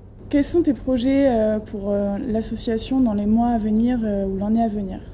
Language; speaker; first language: French; native; French